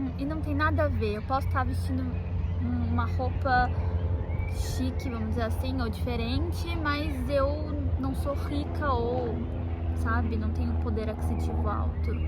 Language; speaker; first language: Portuguese; native; Portuguese